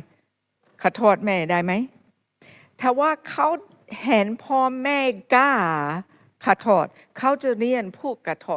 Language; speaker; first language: Thai; non-native, fluent; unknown